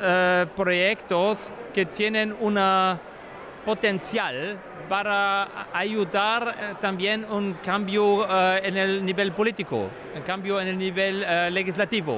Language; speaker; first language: Spanish; non-native, fluent; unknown